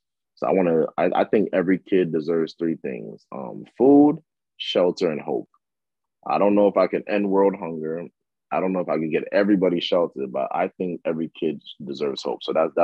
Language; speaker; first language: English; native; English